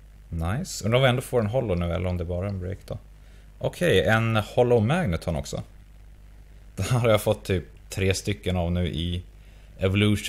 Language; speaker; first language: Swedish; native; Swedish